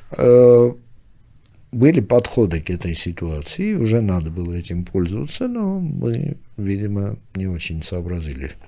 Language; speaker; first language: Russian; non-native, local second language; Armenian